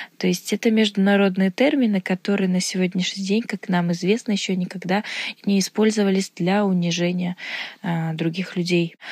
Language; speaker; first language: Russian; non-native, local second language; Uzbek